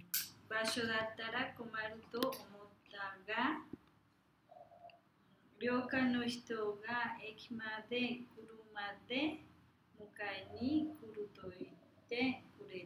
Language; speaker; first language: Japanese; non-native, learner; Spanish